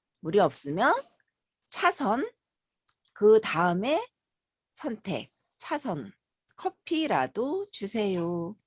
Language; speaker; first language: Korean; native; Korean